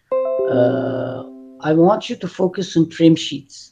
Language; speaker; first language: English; non-native, fluent; Arabic